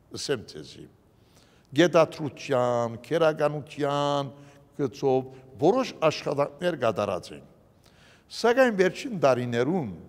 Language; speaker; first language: Armenian; early bilingual, heritage; Armenian